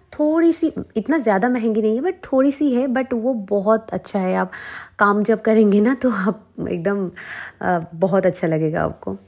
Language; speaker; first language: Hindi; non-native, local second language; Bangla